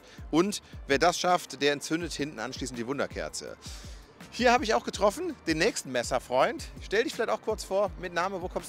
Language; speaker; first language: German; native; German